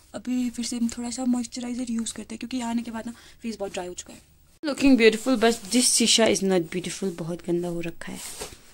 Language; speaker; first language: Hindi; native; Hindi